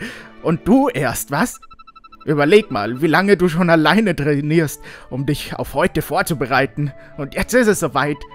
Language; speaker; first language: German; native; German